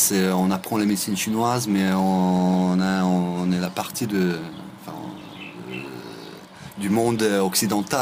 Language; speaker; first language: French; non-native, fluent; Russian